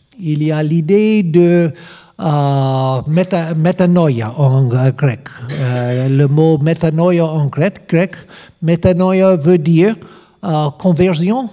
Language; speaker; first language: French; non-native, learner; English